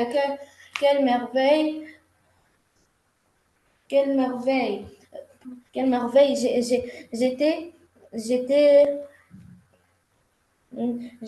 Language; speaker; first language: French; non-native, learner; Arabic